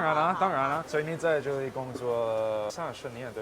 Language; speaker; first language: Chinese; non-native, learner; English